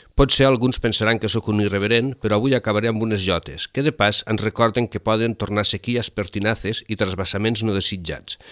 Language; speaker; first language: Catalan; native; Catalan